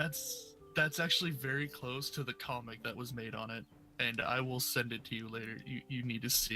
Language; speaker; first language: English; native; English